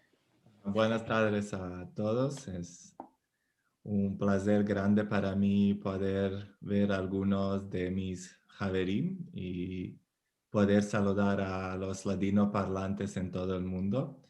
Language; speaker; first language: Spanish; non-native, fluent; Serbian